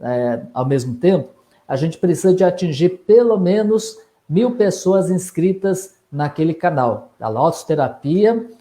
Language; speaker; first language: Portuguese; native; Portuguese